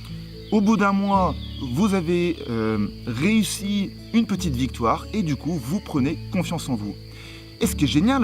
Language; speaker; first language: French; native; French